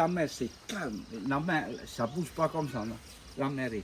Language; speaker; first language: French; non-native, local second language; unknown